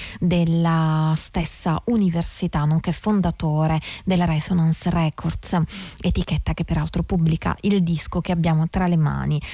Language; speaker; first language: Italian; native; Italian